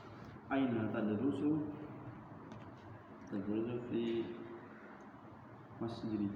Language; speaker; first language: Arabic; non-native, learner; Indonesian